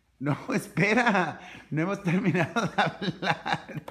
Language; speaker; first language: Spanish; early bilingual, other home language; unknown